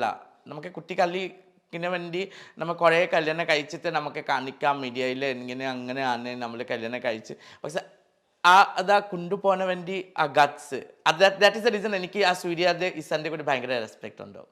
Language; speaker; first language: Malayalam; non-native, fluent; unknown